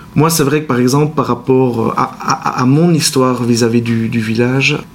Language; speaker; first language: French; native; French